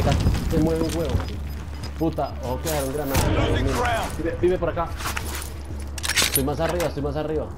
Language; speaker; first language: Spanish; native; Spanish